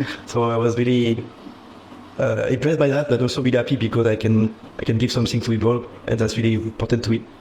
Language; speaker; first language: English; non-native, fluent; French